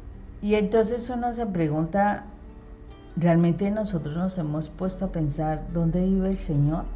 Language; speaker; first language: Spanish; native; Spanish